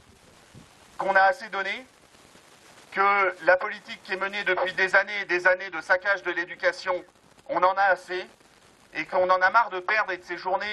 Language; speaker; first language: French; native; French